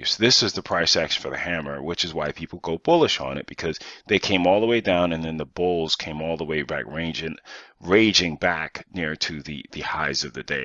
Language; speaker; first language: English; native; English